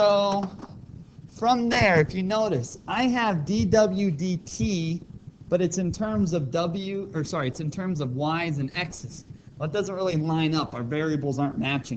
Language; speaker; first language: English; native; English